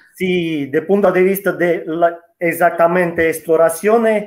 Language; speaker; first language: Italian; non-native, learner; Russian